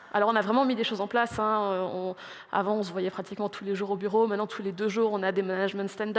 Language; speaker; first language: French; native; French